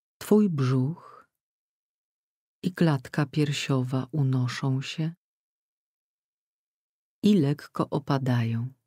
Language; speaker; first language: Polish; native; Polish